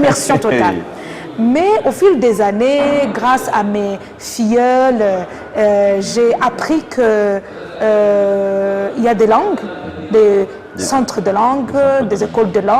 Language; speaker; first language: French; non-native, local second language; Kinyarwanda